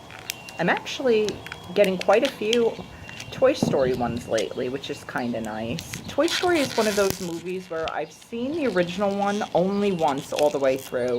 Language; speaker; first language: English; native; English